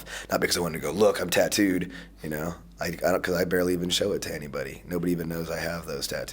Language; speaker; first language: English; native; English